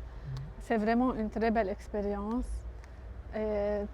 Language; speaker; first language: French; non-native, local second language; Arabic